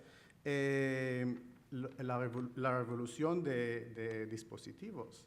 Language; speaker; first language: Spanish; non-native, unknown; Chinese